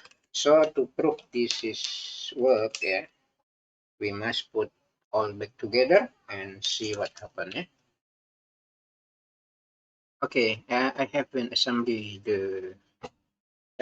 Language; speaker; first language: English; non-native, learner; Indonesian